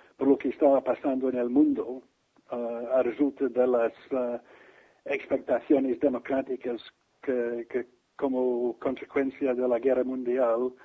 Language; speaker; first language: Spanish; non-native, fluent; English